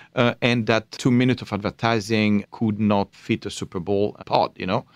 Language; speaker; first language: English; non-native, fluent; French